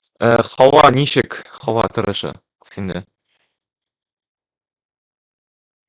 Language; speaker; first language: Turkish; non-native, learner; Tatar